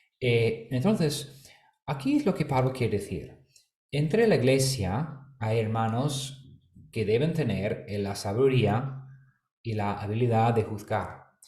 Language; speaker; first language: Spanish; non-native, fluent; English